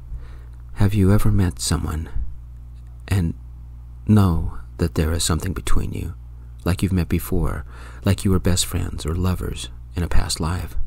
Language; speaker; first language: English; native; English